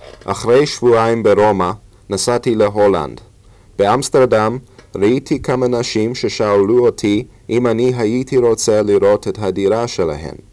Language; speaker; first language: Hebrew; early bilingual, heritage; English